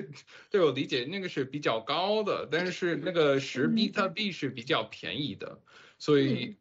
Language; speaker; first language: Chinese; non-native, fluent; English